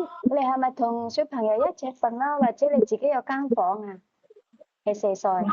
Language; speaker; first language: Cantonese; native; Cantonese